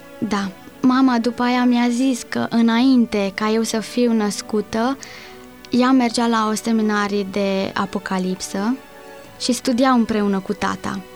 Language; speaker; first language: Romanian; non-native, local second language; Hungarian